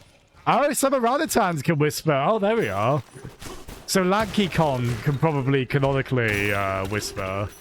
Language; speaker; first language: English; native; English